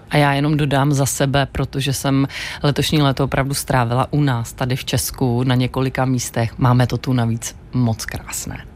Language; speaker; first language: Czech; native; Czech